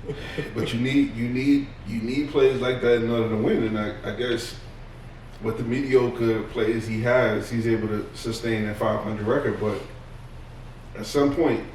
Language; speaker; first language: English; native; English